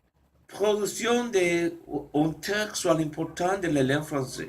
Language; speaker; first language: French; non-native, learner; Spanish